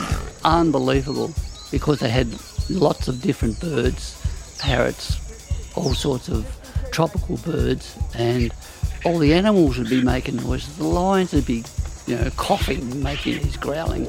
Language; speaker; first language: English; native; English